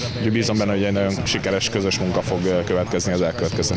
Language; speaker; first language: Hungarian; native; Hungarian